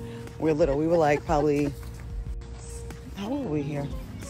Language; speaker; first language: English; native; English